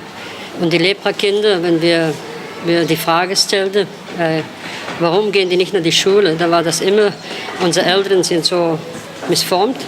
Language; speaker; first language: German; non-native, fluent; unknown